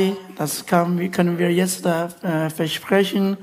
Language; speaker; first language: German; non-native, fluent; Chinese